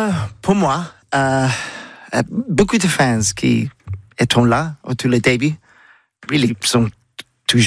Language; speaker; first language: French; non-native, learner; English